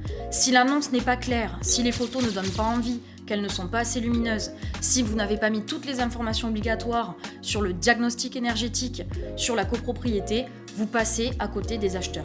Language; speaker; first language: French; native; French